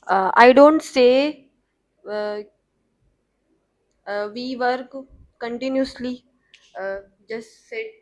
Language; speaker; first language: English; non-native, learner; Hindi